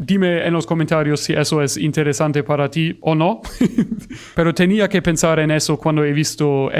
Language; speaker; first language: Spanish; non-native, fluent; German